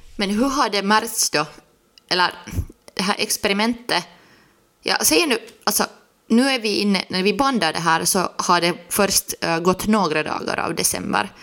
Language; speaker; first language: Swedish; native; Swedish